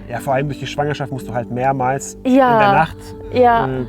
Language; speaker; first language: German; native; German